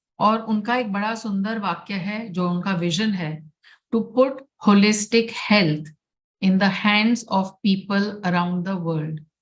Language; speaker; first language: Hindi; non-native, local second language; Gujarati